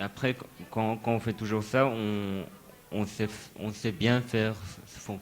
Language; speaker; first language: French; non-native, fluent; Japanese